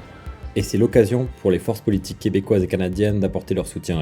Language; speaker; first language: French; native; French